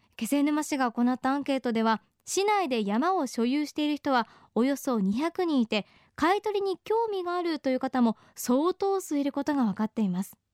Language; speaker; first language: Japanese; native; Japanese